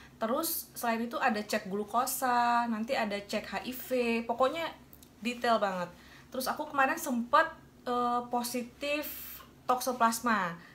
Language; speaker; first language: Indonesian; native; Indonesian